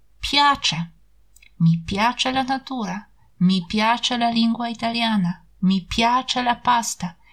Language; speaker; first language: Italian; non-native, fluent; Polish